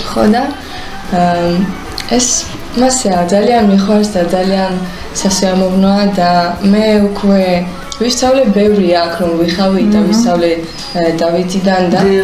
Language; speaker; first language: Georgian; early bilingual, heritage; Hebrew